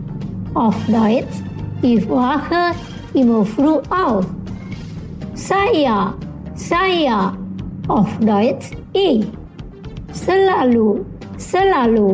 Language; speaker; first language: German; non-native, fluent; Indonesian